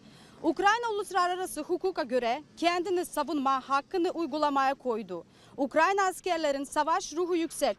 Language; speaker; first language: Turkish; non-native, fluent; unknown